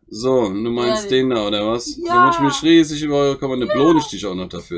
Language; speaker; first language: German; native; German